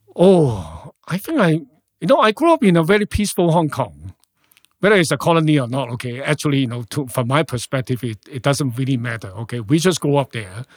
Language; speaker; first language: English; non-native, local second language; Cantonese